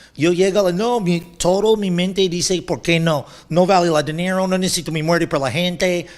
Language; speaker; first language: Spanish; non-native, learner; English